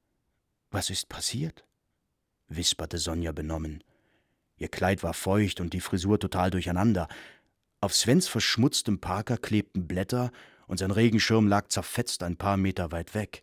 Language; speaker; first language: German; native; German